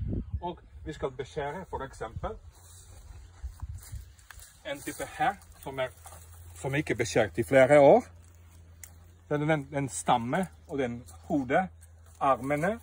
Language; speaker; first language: Norwegian; non-native, fluent; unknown